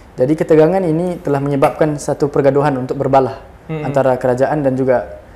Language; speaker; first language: Malay; non-native, fluent; Rohingya